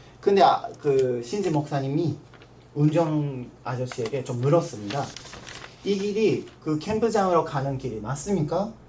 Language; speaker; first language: Korean; non-native, learner; Japanese